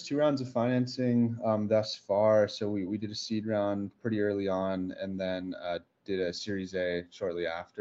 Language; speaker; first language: English; native; English